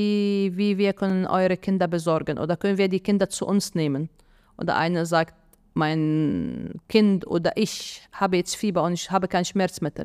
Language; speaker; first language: German; non-native, fluent; Arabic